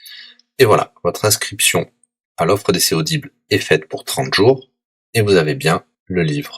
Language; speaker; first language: French; native; French